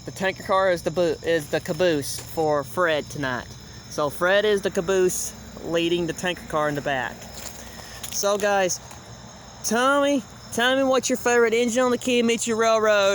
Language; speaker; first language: English; native; English